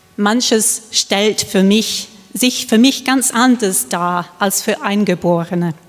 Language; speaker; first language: German; non-native, fluent; English